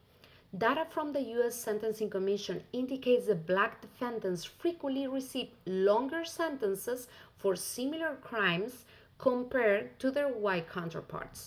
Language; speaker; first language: English; non-native, fluent; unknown